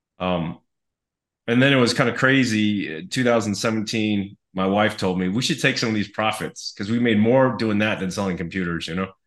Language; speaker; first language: English; native; English